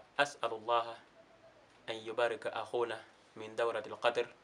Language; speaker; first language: Arabic; non-native, learner; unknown